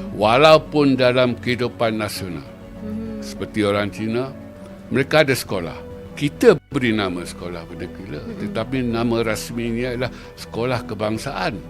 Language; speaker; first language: Malay; native; Malay